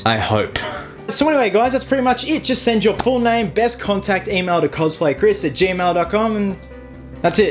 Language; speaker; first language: English; native; English